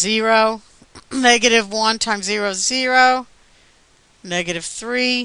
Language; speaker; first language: English; native; English